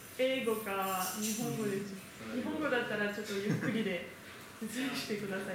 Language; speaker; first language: Japanese; non-native, learner; French